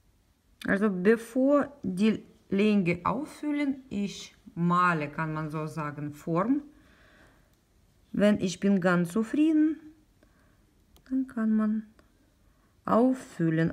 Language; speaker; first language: German; non-native, learner; Russian